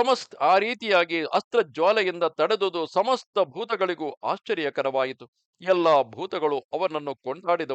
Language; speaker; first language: Kannada; native; Kannada